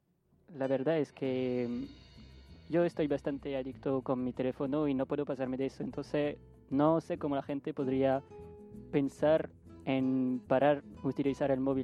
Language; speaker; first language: Spanish; non-native, learner; French